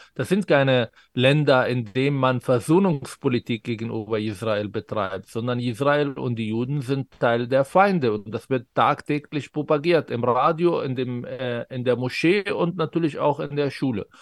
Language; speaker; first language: German; non-native, fluent; Arabic